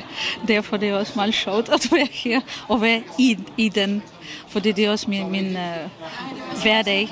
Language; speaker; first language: Danish; non-native, fluent; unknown